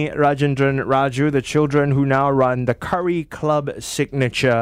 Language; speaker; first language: English; native; English